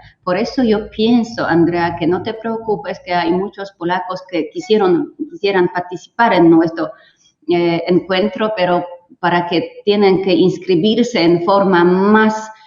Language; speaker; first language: Spanish; non-native, fluent; Polish